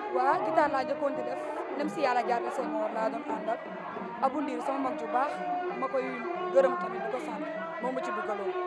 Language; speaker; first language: Wolof; non-native, local second language; Serer